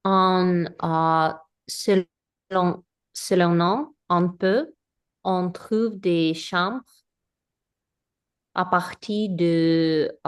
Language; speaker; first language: French; non-native, learner; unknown